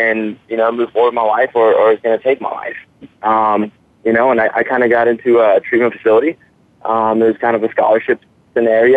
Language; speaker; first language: English; native; English